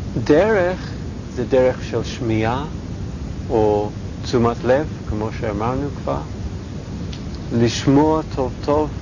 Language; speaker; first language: Hebrew; non-native, fluent; English